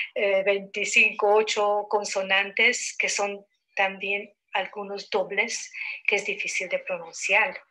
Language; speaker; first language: Spanish; non-native, fluent; Hungarian